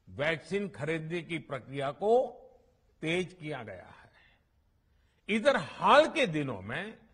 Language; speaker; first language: Hindi; non-native, local second language; Gujarati